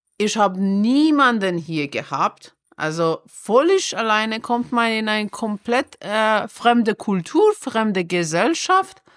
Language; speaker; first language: German; non-native, fluent; Persian